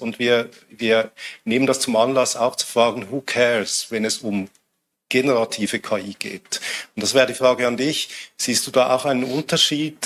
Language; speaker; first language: German; native; German